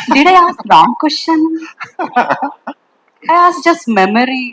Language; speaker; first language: English; non-native, local second language; Telugu